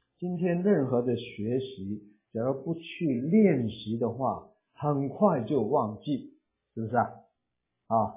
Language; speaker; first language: Chinese; non-native, local second language; Cantonese